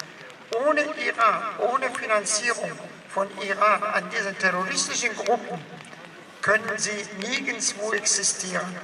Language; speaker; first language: German; non-native, fluent; Persian